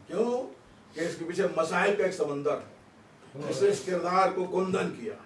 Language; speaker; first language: Urdu; native; Urdu